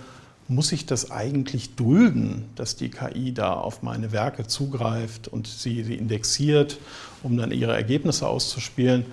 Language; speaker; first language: German; native; German